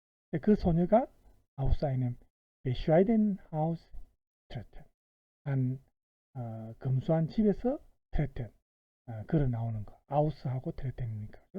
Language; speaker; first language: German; non-native, fluent; Korean